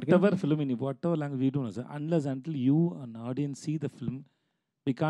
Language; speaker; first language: Telugu; non-native, learner; Tamil